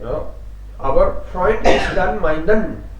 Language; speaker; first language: German; non-native, fluent; Hindi